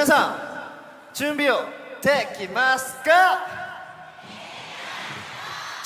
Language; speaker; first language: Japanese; non-native, learner; Korean